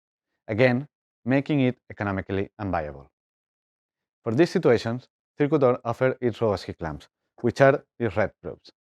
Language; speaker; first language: English; non-native, fluent; Spanish